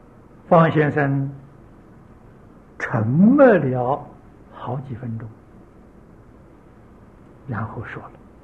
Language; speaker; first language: Chinese; native; Chinese